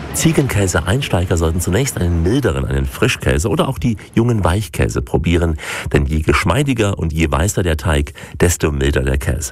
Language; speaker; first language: German; native; German